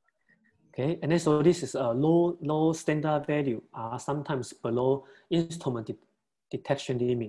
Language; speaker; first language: English; non-native, fluent; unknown